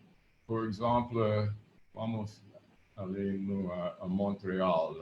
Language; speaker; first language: French; non-native, fluent; English